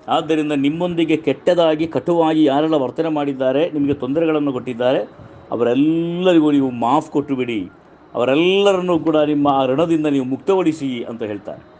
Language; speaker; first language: Kannada; non-native, local second language; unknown